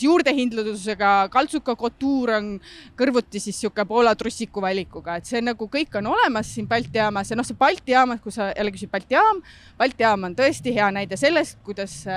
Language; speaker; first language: Estonian; native; Estonian